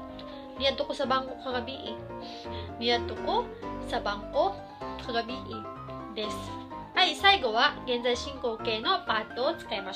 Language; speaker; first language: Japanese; non-native, fluent; Cebuano